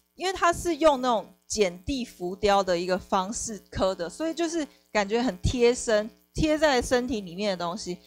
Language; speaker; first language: Chinese; native; Chinese